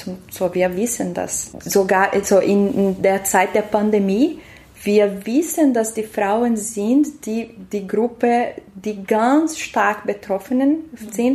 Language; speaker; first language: German; non-native, fluent; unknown